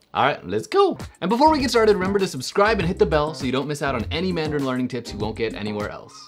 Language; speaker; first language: English; early bilingual, other home language; Spanish